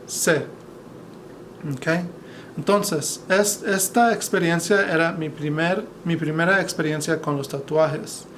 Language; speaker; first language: Spanish; non-native, fluent; English